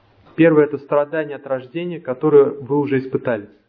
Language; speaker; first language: Russian; native; Russian